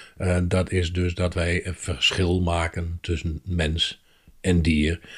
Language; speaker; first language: Dutch; native; Dutch